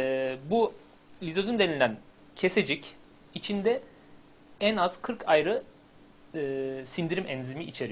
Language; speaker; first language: Turkish; native; Turkish